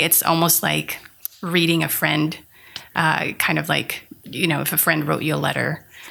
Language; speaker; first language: English; non-native, local second language; Filipino